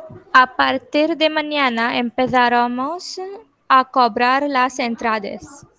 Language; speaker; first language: Spanish; non-native, learner; English